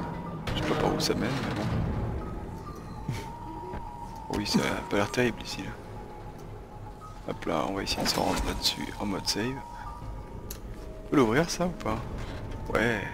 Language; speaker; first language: French; native; French